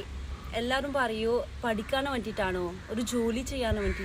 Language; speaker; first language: Malayalam; non-native, local second language; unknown